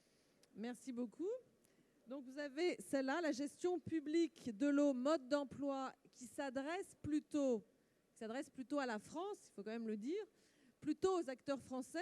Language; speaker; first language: French; native; French